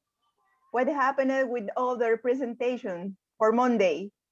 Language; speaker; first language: English; non-native, learner; Spanish